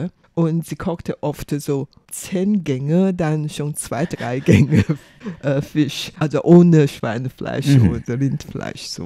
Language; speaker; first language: German; non-native, fluent; Chinese